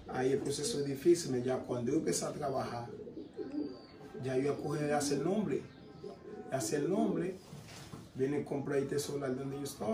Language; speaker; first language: Spanish; non-native, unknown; Haitian Creole